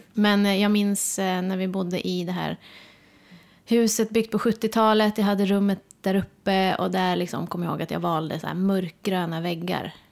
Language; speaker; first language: Swedish; native; Swedish